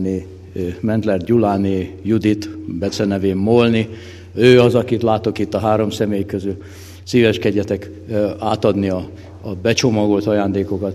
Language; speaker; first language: Hungarian; native; Hungarian